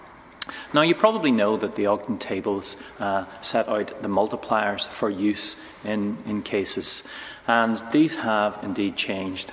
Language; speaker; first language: English; native; English